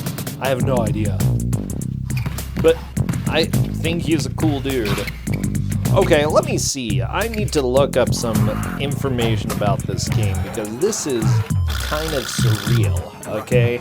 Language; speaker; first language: English; native; English